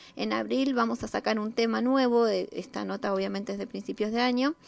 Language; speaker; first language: Spanish; native; Spanish